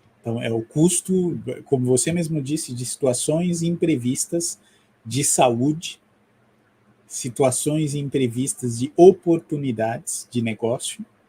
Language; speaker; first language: Portuguese; non-native, fluent; French